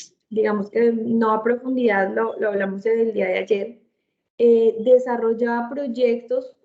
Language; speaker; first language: Spanish; native; Spanish